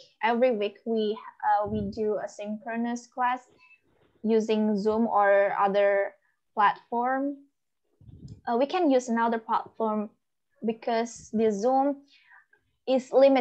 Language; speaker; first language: English; non-native, learner; Indonesian